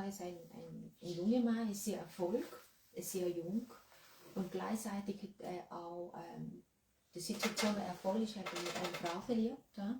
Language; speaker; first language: German; non-native, learner; Thai